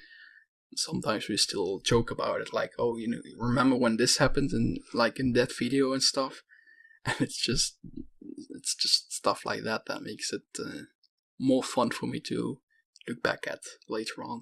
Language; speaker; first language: English; non-native, fluent; Dutch